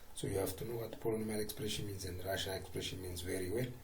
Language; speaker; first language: English; non-native, local second language; Amharic